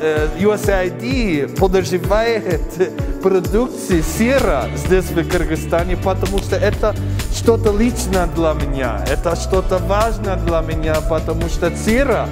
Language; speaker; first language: Russian; non-native, learner; English